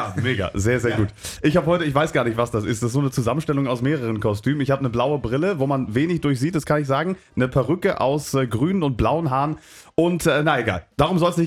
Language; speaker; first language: German; native; German